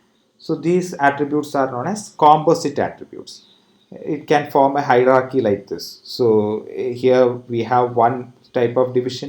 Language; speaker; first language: English; non-native, local second language; Malayalam